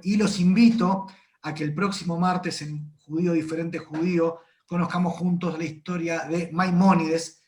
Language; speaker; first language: Spanish; native; Spanish